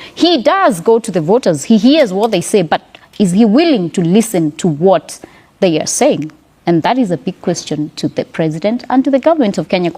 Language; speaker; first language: English; non-native, local second language; Kikuyu